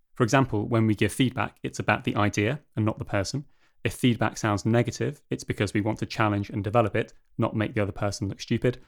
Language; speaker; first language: English; native; English